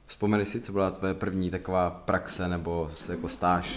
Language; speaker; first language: Czech; native; Czech